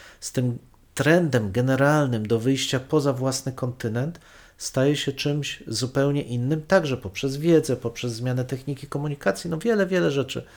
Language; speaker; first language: Polish; native; Polish